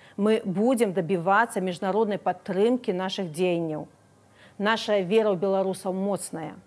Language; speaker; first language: Belarusian; non-native, local second language; Russian